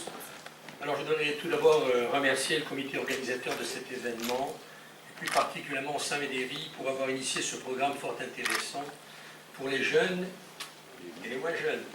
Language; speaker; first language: French; native; French